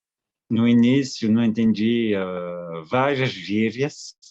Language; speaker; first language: Portuguese; non-native, fluent; French